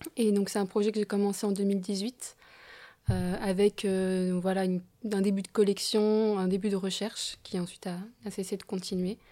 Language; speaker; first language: French; native; French